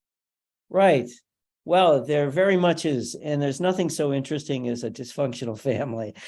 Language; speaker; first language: English; native; English